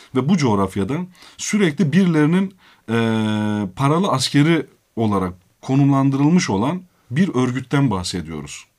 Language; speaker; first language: Turkish; non-native, local second language; Kurdish